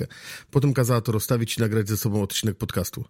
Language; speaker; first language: Polish; native; Polish